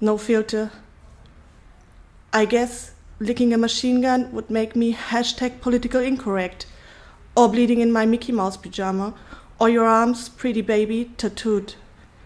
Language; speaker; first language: English; non-native, fluent; German